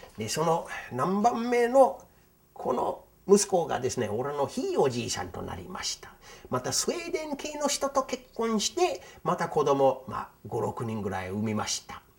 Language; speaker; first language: Japanese; non-native, fluent; English